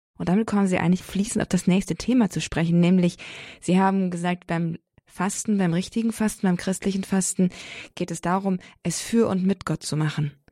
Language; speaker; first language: German; native; German